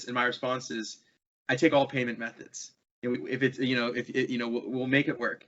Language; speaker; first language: English; native; English